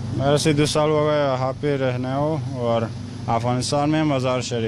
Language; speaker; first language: Hindi; non-native, learner; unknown